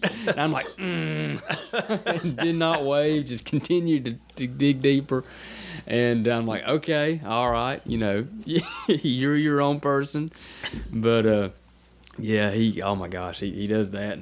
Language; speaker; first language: English; native; English